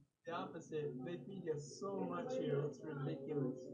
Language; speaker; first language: English; native; English